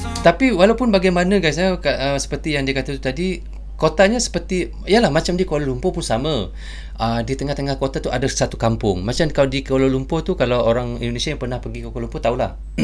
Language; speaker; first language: Malay; native; Malay